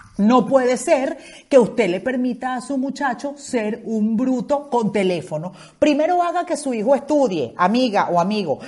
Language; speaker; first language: Spanish; native; Spanish